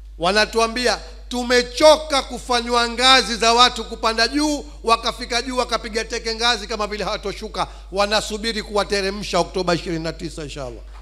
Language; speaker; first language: Swahili; native; Swahili